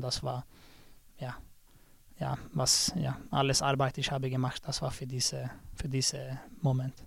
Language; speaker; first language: German; non-native, learner; Swedish